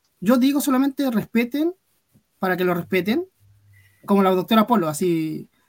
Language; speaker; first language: Spanish; native; Spanish